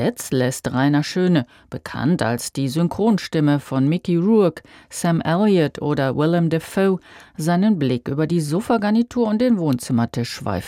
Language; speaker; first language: German; native; German